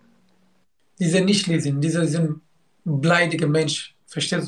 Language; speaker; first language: German; non-native, learner; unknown